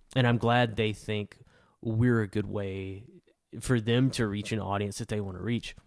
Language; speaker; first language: English; native; English